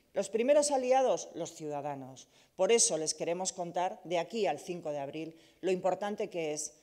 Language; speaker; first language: Spanish; native; Spanish